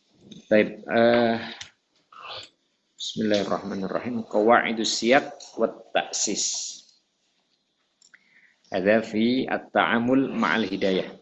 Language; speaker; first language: Arabic; non-native, fluent; Indonesian